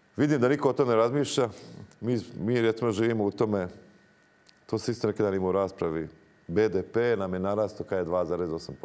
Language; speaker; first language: Croatian; native; Croatian